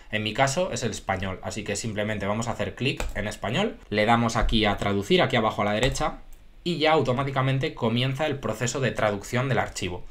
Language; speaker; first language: Spanish; native; Spanish